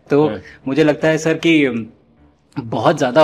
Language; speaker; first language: Hindi; native; Hindi